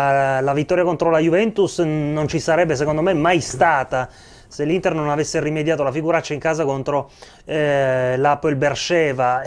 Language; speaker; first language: Italian; native; Italian